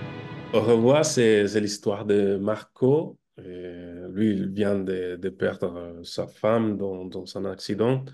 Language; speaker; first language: French; non-native, fluent; Spanish